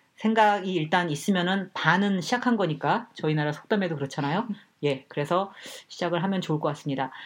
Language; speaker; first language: Korean; native; Korean